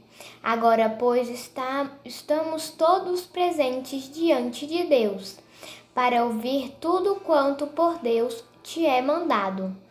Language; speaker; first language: Portuguese; native; Portuguese